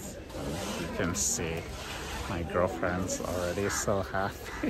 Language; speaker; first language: English; non-native, fluent; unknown